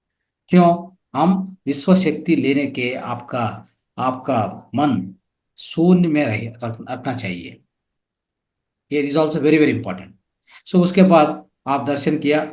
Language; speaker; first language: Hindi; non-native, local second language; Kannada